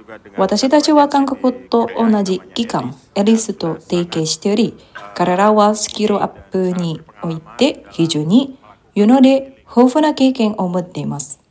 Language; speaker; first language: Japanese; non-native, fluent; Indonesian